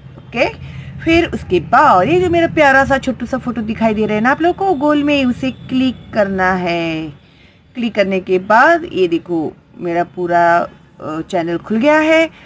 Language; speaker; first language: Hindi; non-native, local second language; Marathi